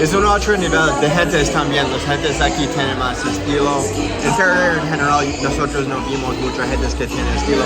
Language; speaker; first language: Spanish; non-native, learner; English